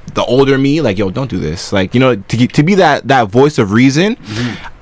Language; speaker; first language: English; early bilingual, other home language; Yoruba